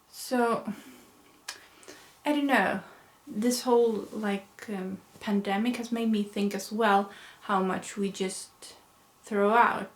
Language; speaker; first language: English; non-native, fluent; Swedish